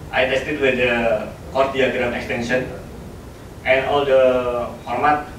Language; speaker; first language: English; non-native, learner; Indonesian